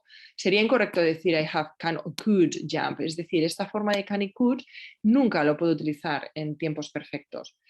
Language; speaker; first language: Spanish; native; Spanish